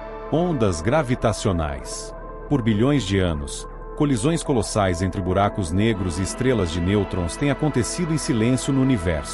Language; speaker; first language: Portuguese; native; Portuguese